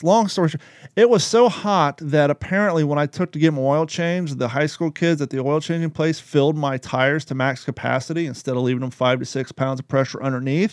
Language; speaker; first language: English; native; English